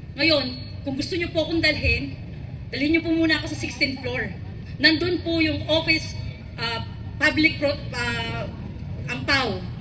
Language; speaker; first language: Filipino; native; Filipino